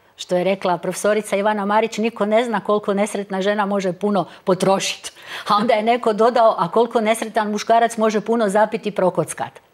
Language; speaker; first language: Croatian; native; Croatian